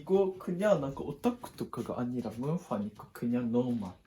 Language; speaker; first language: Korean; non-native, learner; Japanese